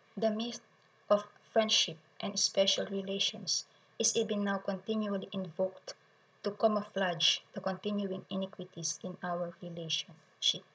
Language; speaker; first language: English; non-native, local second language; Filipino